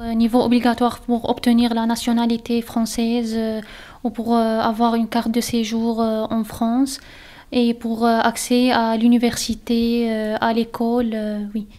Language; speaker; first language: French; non-native, fluent; Arabic